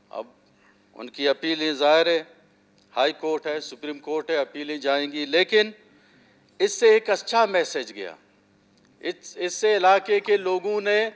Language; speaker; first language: Urdu; non-native, local second language; Baluchi